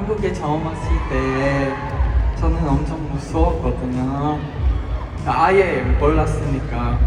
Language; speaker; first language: Korean; non-native, fluent; Filipino